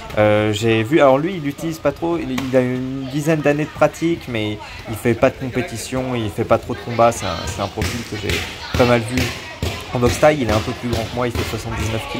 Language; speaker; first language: French; native; French